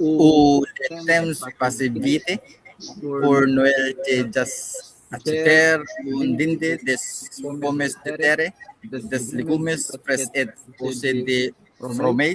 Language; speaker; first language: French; non-native, learner; Spanish